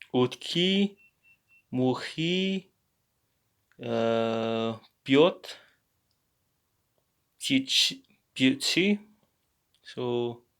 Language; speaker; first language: Russian; non-native, learner; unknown